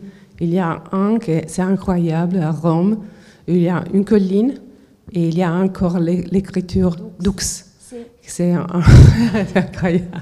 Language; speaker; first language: French; non-native, fluent; Italian